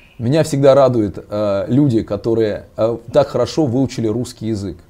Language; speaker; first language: Russian; native; Russian